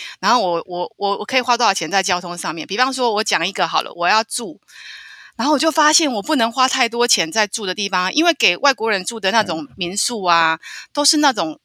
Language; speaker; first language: Chinese; native; Chinese